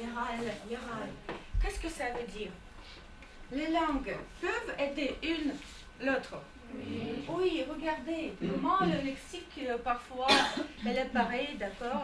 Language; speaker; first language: French; non-native, fluent; Russian